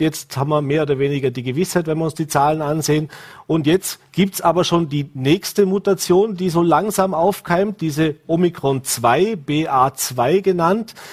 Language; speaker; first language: German; native; German